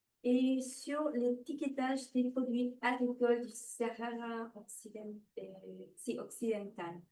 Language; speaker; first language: French; non-native, learner; Spanish